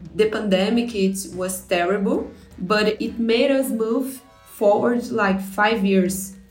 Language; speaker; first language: English; non-native, fluent; Portuguese